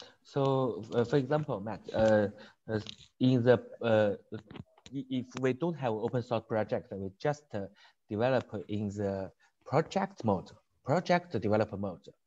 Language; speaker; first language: English; non-native, learner; Chinese